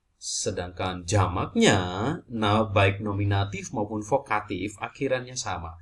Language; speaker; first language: Indonesian; native; Indonesian